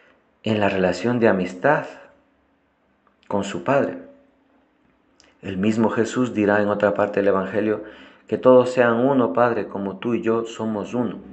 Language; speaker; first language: Spanish; non-native, fluent; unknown